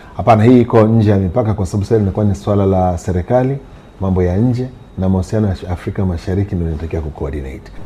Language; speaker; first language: Swahili; native; Swahili